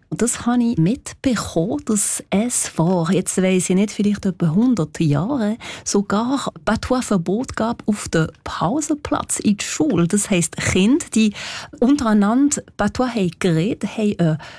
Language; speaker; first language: German; non-native, local second language; French